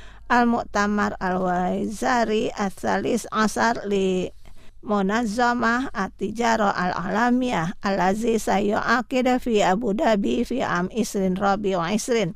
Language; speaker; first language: Arabic; non-native, fluent; Indonesian